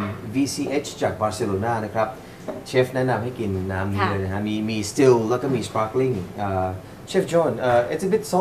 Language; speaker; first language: Thai; native; Thai